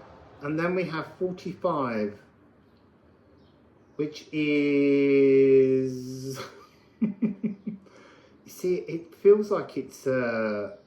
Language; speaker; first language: English; native; English